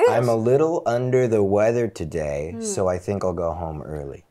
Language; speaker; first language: English; native; English